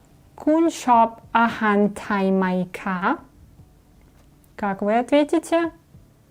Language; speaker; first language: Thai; non-native, learner; Russian